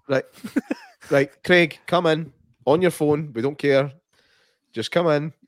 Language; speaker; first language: English; native; English